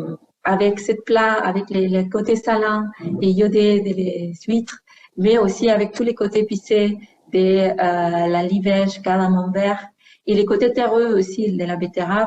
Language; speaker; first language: French; non-native, fluent; Spanish